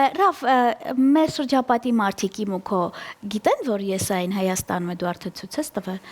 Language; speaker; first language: Armenian; native; Armenian